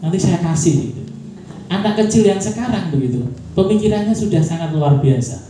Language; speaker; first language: Indonesian; native; Indonesian